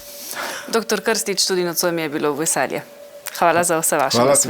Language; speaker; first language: Slovenian; native; Slovenian